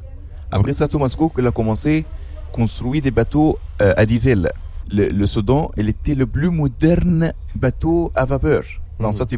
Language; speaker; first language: French; non-native, learner; Arabic